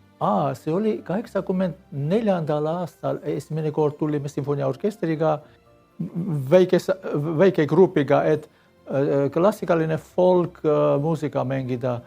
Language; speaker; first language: Estonian; non-native, learner; Armenian